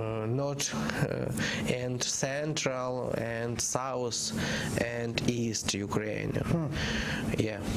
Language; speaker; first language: English; non-native, learner; Ukrainian